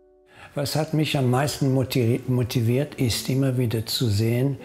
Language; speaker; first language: German; non-native, fluent; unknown